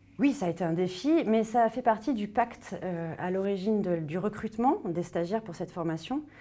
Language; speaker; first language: French; native; French